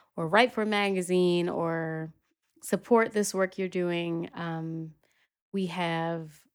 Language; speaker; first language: English; native; English